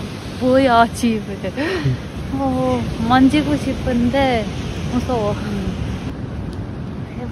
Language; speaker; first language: Korean; non-native, learner; Ukrainian